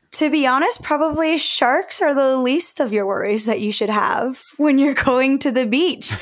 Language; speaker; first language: English; early bilingual, other home language; Spanish